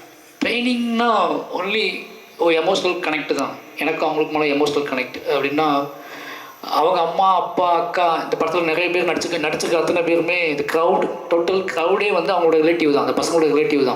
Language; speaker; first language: Tamil; native; Tamil